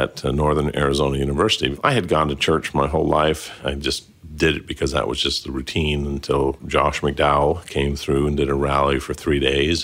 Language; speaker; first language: English; native; English